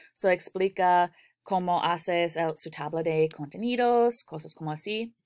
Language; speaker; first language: Spanish; non-native, learner; English